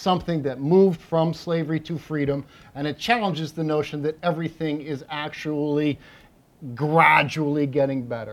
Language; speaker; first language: English; native; English